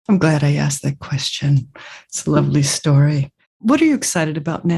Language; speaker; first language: English; native; English